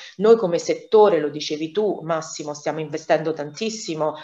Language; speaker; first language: Italian; native; Italian